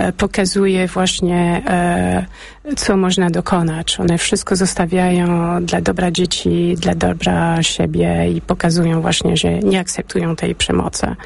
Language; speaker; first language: Polish; early bilingual, heritage; Polish